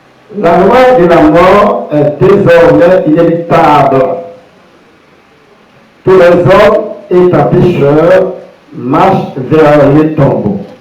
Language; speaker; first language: French; non-native, local second language; Haitian Creole